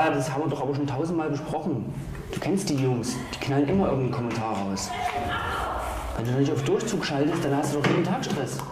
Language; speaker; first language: German; native; German